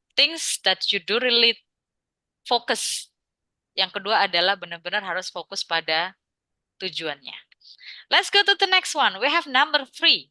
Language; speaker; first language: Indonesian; non-native, local second language; Javanese